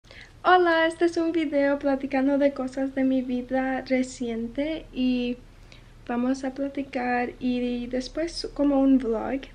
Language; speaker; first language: Spanish; early bilingual, heritage; Spanish